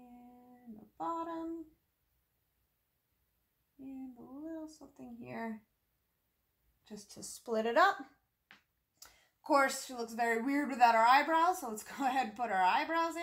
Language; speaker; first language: English; native; English